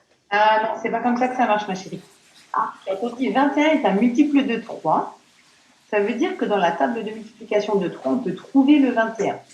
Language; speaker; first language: French; native; French